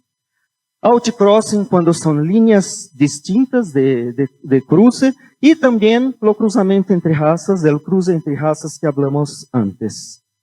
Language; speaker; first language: Spanish; non-native, fluent; Portuguese